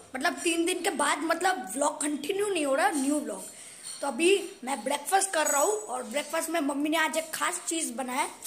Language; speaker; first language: Hindi; non-native, local second language; Bangla